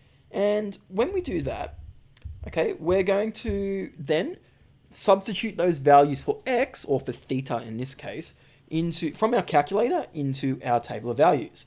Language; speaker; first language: English; native; English